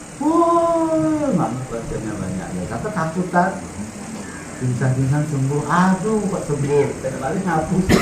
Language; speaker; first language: Indonesian; non-native, local second language; Javanese